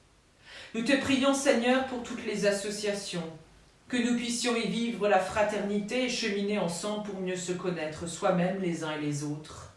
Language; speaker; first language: French; native; French